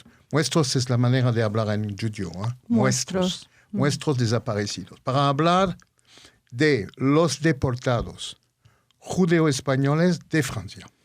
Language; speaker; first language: Spanish; early bilingual, heritage; Ladino